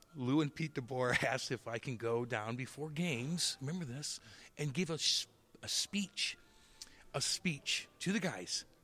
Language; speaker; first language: English; native; English